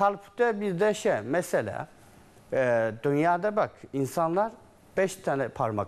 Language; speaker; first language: Turkish; non-native, learner; Chinese